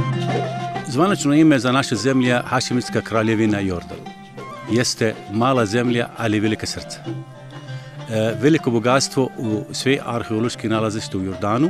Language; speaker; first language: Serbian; non-native, learner; Arabic